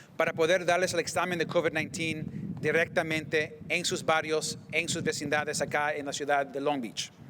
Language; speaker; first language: Spanish; early bilingual, other home language; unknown